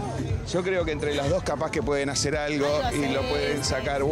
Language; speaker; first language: Spanish; native; Spanish